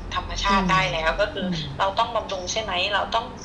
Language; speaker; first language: Thai; native; Thai